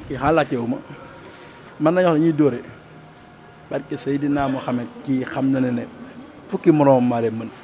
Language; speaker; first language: Wolof; native; Wolof